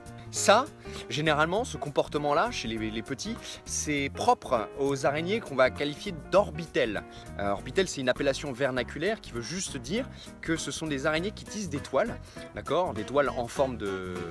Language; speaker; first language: French; native; French